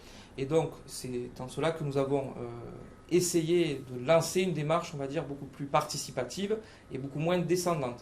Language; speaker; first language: French; native; French